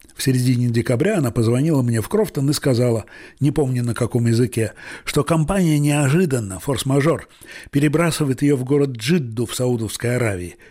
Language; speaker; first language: Russian; native; Russian